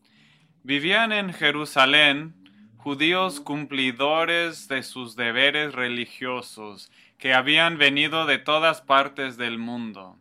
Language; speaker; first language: Spanish; non-native, fluent; English